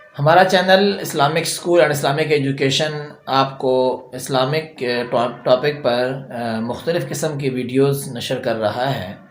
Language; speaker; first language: Urdu; native; Urdu